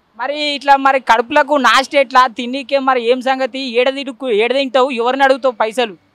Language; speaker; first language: Telugu; native; Telugu